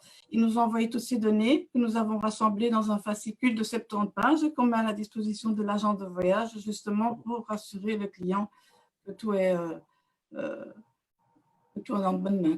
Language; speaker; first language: French; native; French